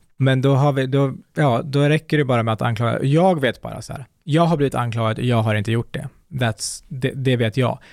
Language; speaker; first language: Swedish; early bilingual, other home language; Kurdish